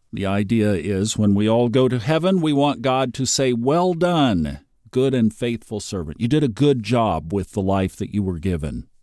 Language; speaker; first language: English; native; English